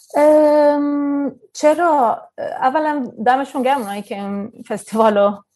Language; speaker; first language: Persian; early bilingual, heritage; Persian